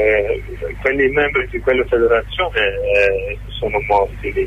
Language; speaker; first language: Italian; non-native, learner; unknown